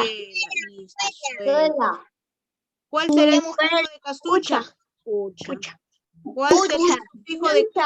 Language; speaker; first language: Spanish; native; Spanish